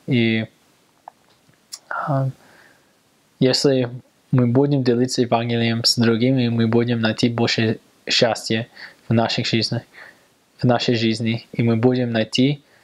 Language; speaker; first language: Russian; non-native, learner; English